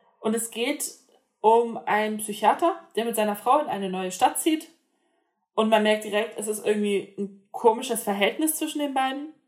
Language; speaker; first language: German; native; German